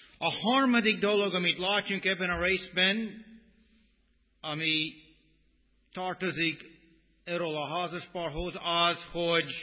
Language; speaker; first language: Hungarian; non-native, fluent; English